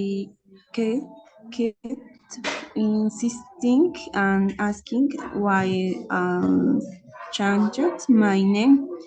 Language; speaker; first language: English; non-native, learner; Spanish